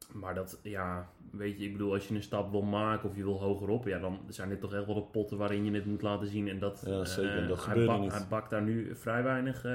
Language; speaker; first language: Dutch; native; Dutch